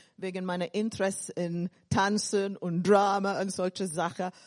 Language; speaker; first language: German; non-native, fluent; English